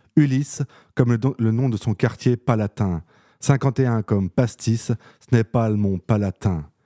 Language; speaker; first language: French; native; French